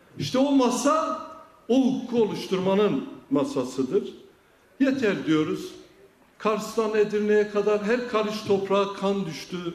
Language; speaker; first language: Turkish; non-native, local second language; Kurdish